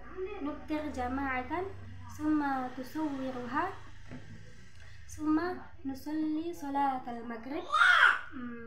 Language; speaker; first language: Arabic; non-native, learner; Indonesian